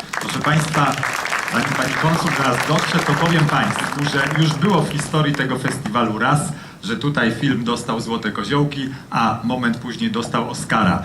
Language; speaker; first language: Polish; native; Polish